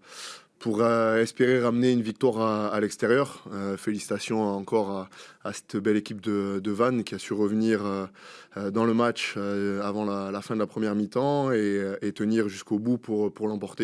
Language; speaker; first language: French; native; French